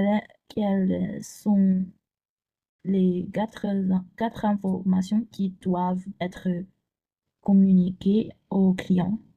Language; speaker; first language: French; non-native, learner; Chinese